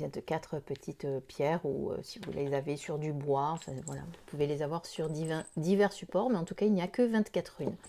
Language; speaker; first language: French; native; French